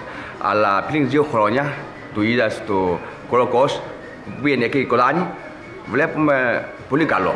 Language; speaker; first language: Greek; non-native, learner; Chinese